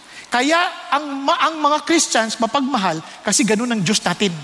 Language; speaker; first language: Filipino; native; Filipino